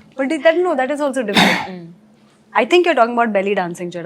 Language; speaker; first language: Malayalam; early bilingual, heritage; Malayalam